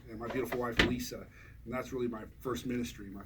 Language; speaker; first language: English; native; English